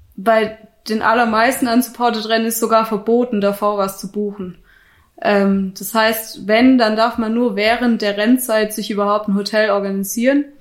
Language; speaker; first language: German; native; German